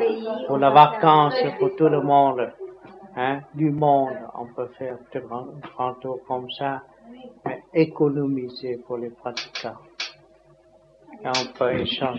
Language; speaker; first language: French; non-native, learner; Vietnamese